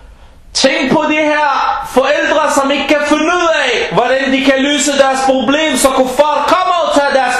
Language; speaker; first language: Danish; non-native, local second language; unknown